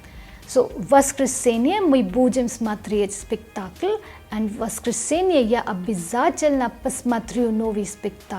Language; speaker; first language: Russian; non-native, fluent; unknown